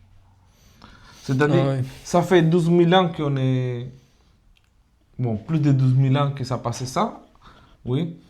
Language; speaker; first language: French; non-native, fluent; Spanish